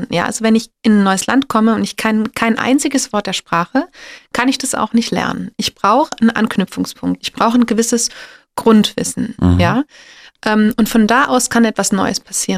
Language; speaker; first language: German; native; German